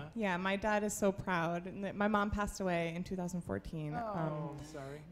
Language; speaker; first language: English; native; English